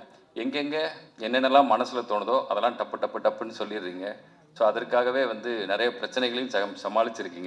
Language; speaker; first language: Tamil; native; Tamil